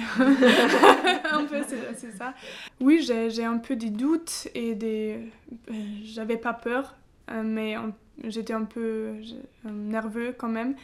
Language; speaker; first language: French; non-native, fluent; German